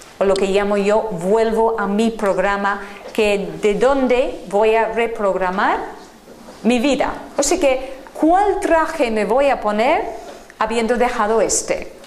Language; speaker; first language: Spanish; non-native, fluent; English